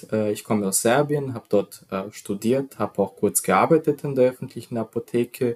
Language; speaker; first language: German; non-native, fluent; Serbian